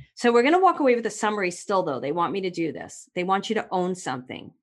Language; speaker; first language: English; native; English